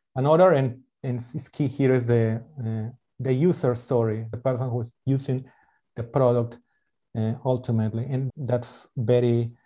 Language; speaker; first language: English; non-native, fluent; Spanish